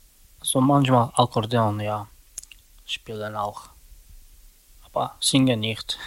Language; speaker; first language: German; non-native, learner; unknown